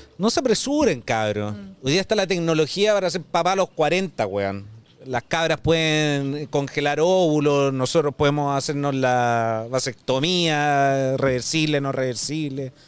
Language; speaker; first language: Spanish; native; Spanish